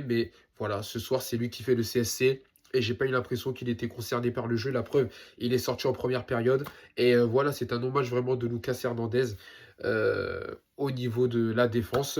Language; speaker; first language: French; native; French